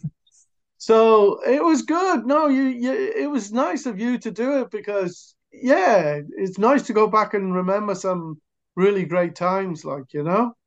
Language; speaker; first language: English; native; English